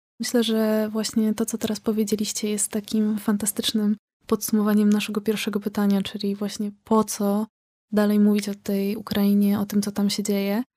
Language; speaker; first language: Polish; native; Polish